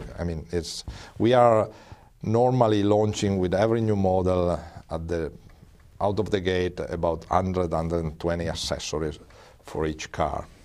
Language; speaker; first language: English; non-native, fluent; Italian